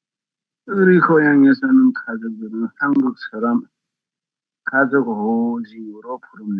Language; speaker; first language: Korean; non-native, learner; Nepali